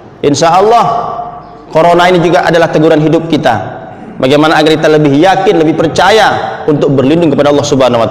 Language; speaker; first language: Indonesian; native; Indonesian